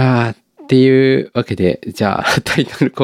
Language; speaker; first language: Japanese; native; Japanese